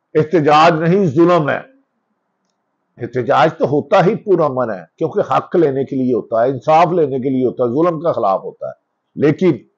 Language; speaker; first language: Urdu; non-native, local second language; Punjabi